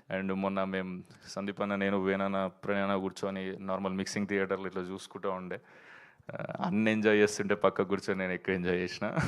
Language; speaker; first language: Telugu; native; Telugu